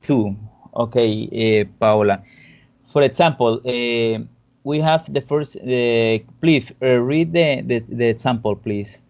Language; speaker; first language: English; non-native, fluent; Spanish